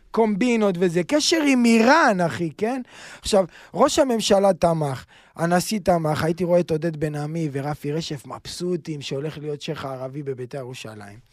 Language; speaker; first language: Hebrew; native; Hebrew